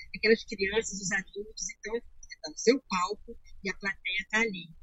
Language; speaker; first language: Portuguese; native; Portuguese